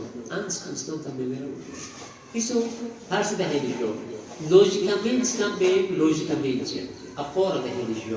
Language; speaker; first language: Portuguese; non-native, fluent; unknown